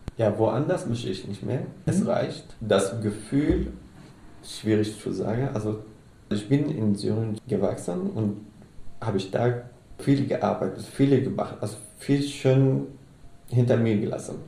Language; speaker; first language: German; non-native, learner; Arabic